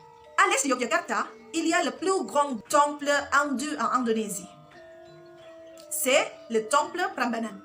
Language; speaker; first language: French; non-native, fluent; Indonesian